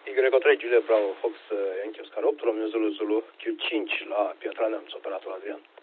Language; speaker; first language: Romanian; native; Romanian